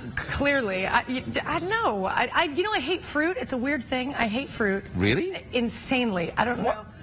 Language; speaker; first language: English; native; English